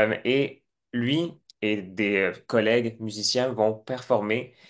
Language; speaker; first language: French; native; French